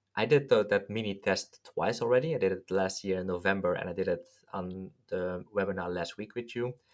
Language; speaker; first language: English; non-native, fluent; Dutch